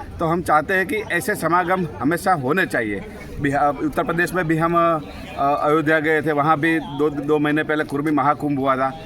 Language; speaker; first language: Hindi; non-native, local second language; Gujarati